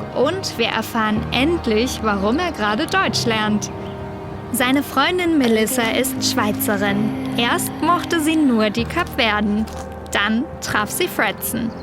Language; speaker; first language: German; native; German